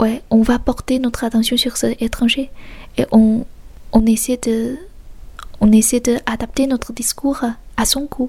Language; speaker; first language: French; non-native, fluent; Chinese